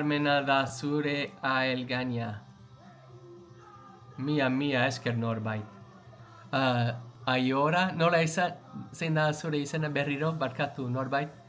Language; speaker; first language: Basque; non-native, learner; English